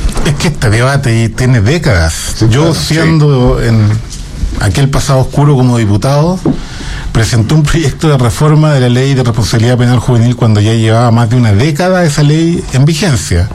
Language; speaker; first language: Spanish; native; Spanish